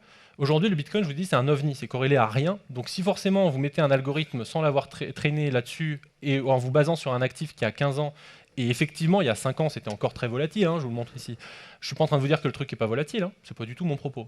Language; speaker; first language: French; native; French